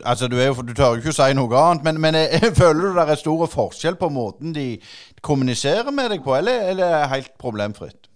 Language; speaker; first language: Norwegian; native; Norwegian